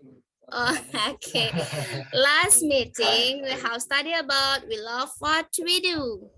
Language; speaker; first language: English; non-native, fluent; Indonesian